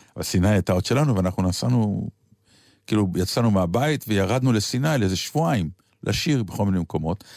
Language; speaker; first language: Hebrew; native; Hebrew